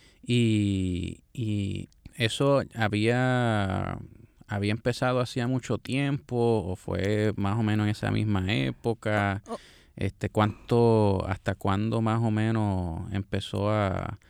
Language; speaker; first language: Spanish; native; Spanish